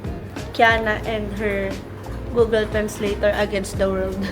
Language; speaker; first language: English; non-native, local second language; Filipino